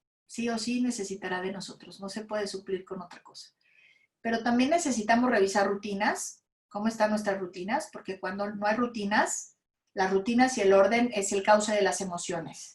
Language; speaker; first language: Spanish; native; Spanish